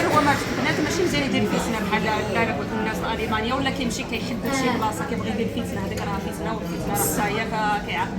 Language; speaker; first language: Arabic; native; Arabic